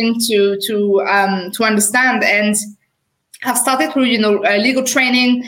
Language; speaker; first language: English; non-native, fluent; French